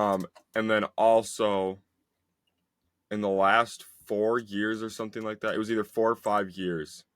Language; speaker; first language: English; native; English